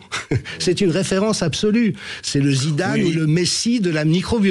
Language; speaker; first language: French; native; French